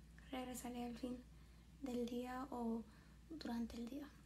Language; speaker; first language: Spanish; early bilingual, heritage; Spanish